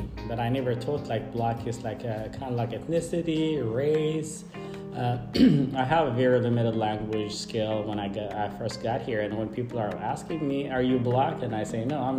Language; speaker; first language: English; non-native, fluent; Amharic